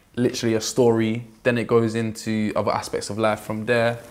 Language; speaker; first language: English; native; English